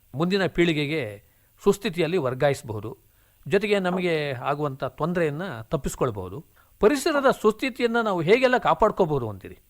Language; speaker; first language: Kannada; native; Kannada